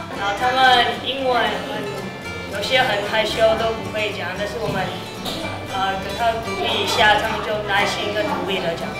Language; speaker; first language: Chinese; early bilingual, heritage; Chinese